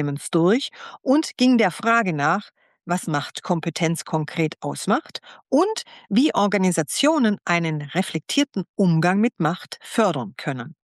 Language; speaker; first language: German; native; German